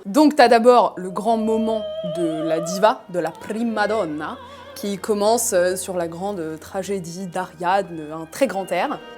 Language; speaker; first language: French; native; French